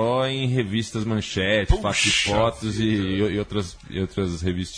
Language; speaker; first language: Portuguese; native; Portuguese